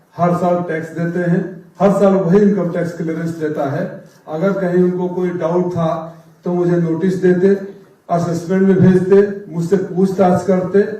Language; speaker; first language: Hindi; native; Hindi